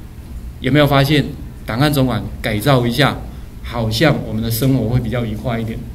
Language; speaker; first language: Chinese; native; Chinese